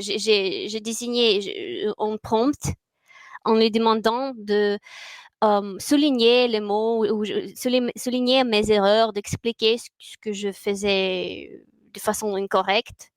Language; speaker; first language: French; non-native, fluent; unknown